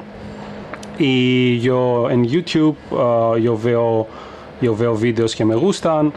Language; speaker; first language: Spanish; non-native, fluent; Greek